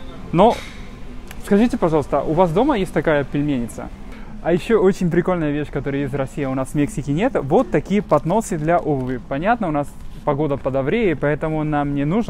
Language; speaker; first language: Russian; non-native, fluent; Spanish